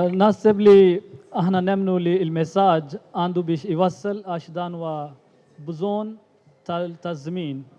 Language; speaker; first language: Maltese; non-native, fluent; Urdu